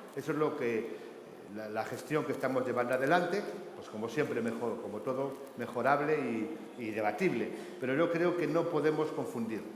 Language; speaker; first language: Spanish; non-native, local second language; Galician